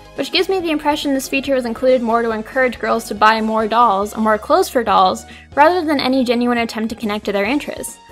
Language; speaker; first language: English; native; English